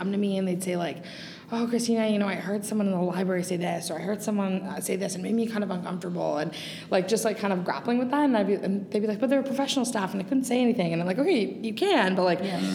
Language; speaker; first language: English; native; English